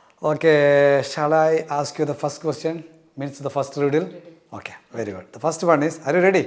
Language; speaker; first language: English; non-native, local second language; Malayalam